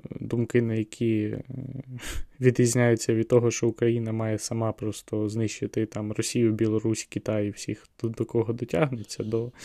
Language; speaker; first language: Ukrainian; native; Ukrainian